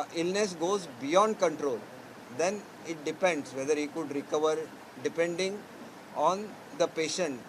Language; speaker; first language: English; non-native, local second language; Marathi